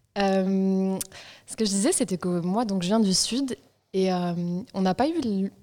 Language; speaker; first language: French; native; French